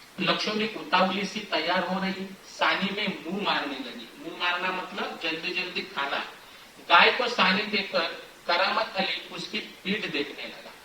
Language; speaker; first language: Hindi; non-native, local second language; Marathi